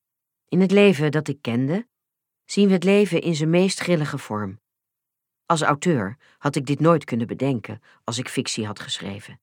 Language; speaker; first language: Dutch; native; Dutch